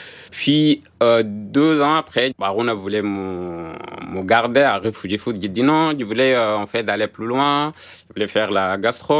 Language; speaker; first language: French; non-native, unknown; Arabic